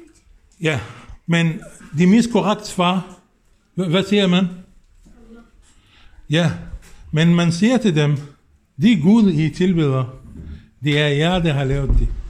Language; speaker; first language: Danish; non-native, fluent; Arabic